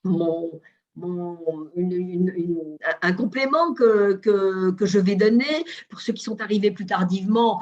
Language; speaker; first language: French; native; French